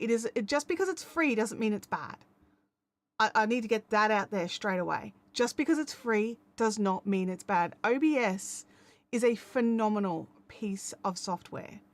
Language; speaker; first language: English; native; English